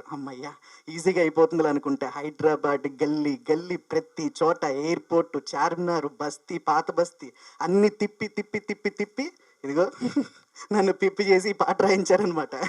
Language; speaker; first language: Telugu; native; Telugu